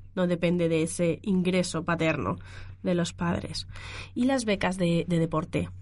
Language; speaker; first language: Spanish; native; Spanish